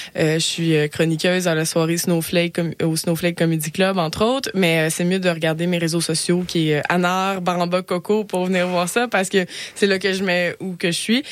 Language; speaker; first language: French; native; French